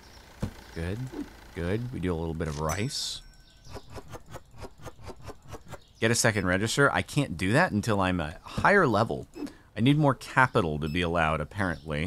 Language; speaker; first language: English; native; English